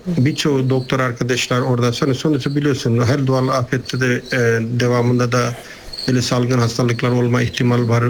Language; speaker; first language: Turkish; non-native, fluent; Nepali